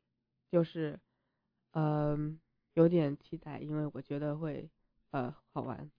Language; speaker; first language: Chinese; early bilingual, heritage; Chinese